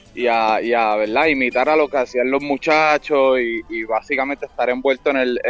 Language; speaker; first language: Spanish; native; Spanish